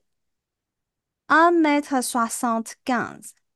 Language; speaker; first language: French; non-native, fluent; Chinese